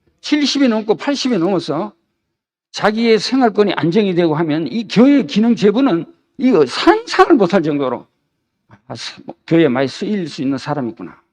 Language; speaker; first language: Korean; native; Korean